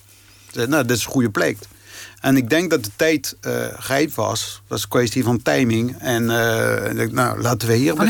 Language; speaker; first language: Dutch; non-native, fluent; French